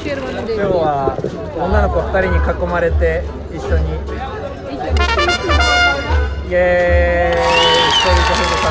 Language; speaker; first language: Japanese; native; Japanese